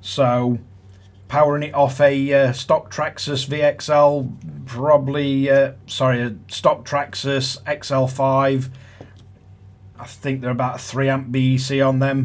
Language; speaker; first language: English; native; English